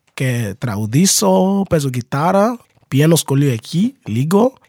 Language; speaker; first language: Greek; non-native, learner; Yoruba